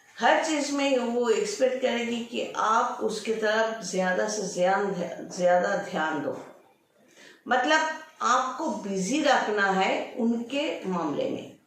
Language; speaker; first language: Hindi; non-native, local second language; Bangla